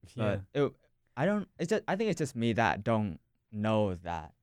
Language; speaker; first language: English; non-native, fluent; Vietnamese